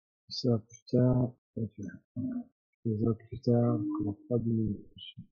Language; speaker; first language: French; native; French